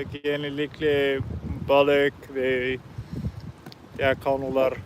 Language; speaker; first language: Turkish; non-native, learner; English